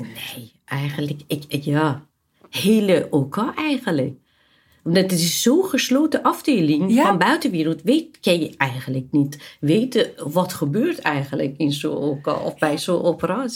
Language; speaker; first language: Dutch; non-native, fluent; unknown